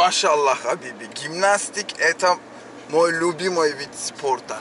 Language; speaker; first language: Russian; non-native, learner; Turkish